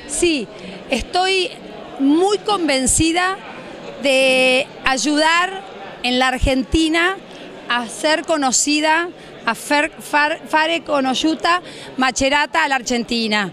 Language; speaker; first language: Italian; non-native, learner; Spanish